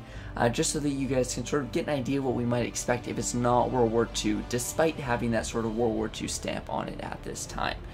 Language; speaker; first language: English; native; English